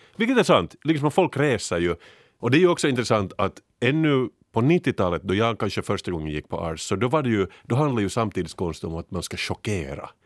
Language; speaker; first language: Swedish; native; Swedish